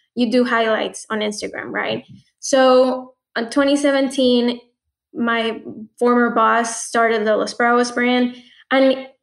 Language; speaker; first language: English; non-native, fluent; Spanish